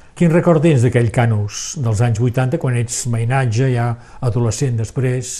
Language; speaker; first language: Catalan; native; Catalan